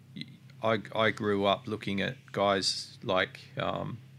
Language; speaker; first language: English; native; English